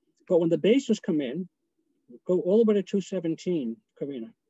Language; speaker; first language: English; native; English